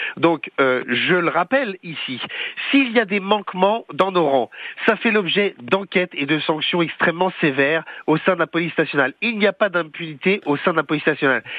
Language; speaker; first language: French; native; French